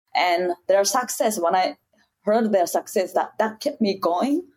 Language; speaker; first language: English; non-native, fluent; Japanese